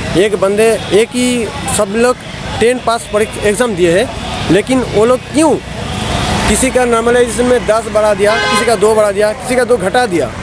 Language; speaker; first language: Hindi; non-native, local second language; Bangla